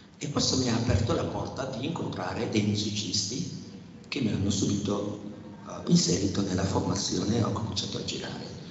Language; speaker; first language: Italian; non-native, fluent; Wolof